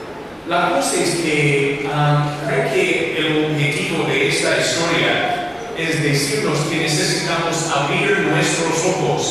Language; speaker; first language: Spanish; non-native, learner; English